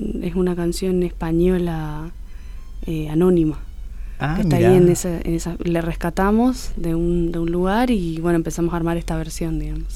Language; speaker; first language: Spanish; native; Spanish